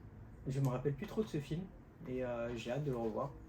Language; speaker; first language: French; native; French